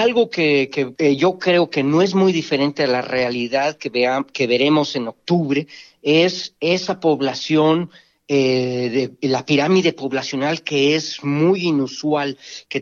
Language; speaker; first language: Spanish; native; Spanish